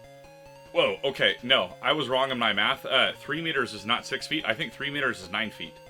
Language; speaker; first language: English; native; English